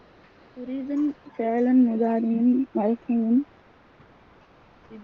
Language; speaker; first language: Arabic; non-native, learner; Tamil